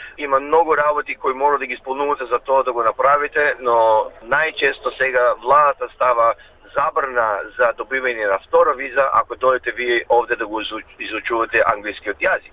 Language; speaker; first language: Macedonian; early bilingual, heritage; Macedonian